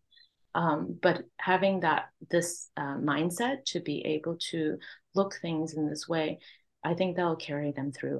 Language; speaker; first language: English; non-native, local second language; Cantonese